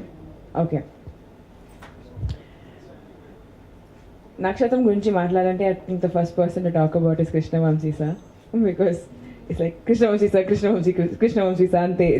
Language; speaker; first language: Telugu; non-native, learner; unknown